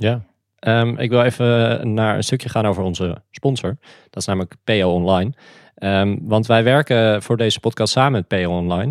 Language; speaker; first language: Dutch; native; Dutch